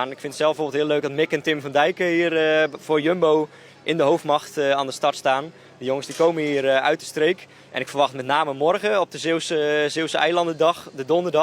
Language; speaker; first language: Dutch; native; Dutch